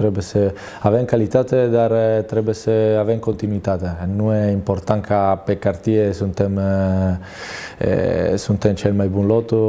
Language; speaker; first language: Romanian; non-native, learner; Italian